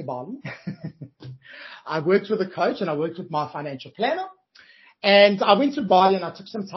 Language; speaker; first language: English; native; English